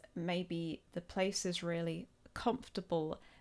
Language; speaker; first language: English; native; English